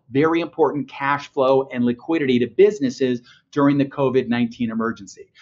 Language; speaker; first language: English; native; English